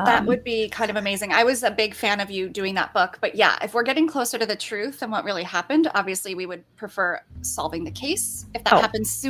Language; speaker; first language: English; native; English